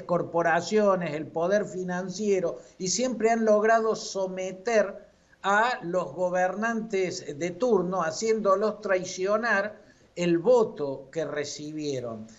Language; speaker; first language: Spanish; native; Spanish